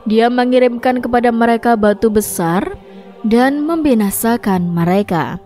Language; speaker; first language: Indonesian; native; Indonesian